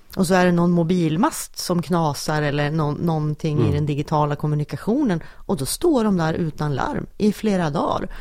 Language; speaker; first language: Swedish; native; Swedish